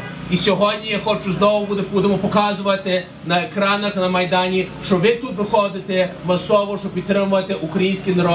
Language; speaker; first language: Ukrainian; early bilingual, heritage; English